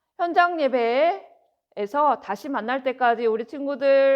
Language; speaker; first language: Korean; native; Korean